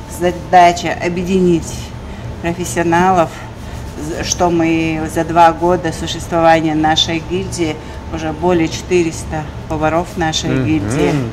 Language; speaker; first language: Russian; non-native, local second language; Chechen